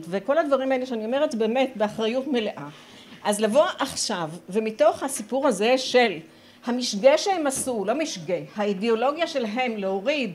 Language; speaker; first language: Hebrew; native; Hebrew